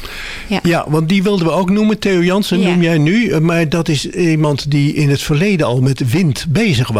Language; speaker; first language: Dutch; native; Dutch